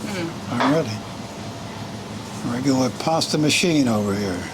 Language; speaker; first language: English; native; English